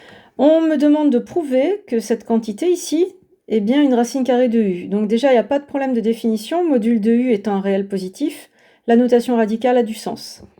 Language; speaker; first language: French; native; French